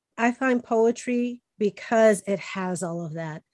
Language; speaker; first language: English; early bilingual, other home language; Spanish